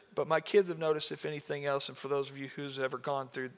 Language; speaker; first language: English; native; English